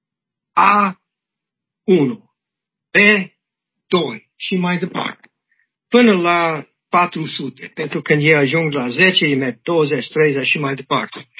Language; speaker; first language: Romanian; non-native, learner; English